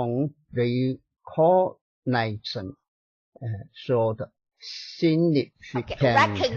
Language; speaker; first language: English; non-native, learner; Chinese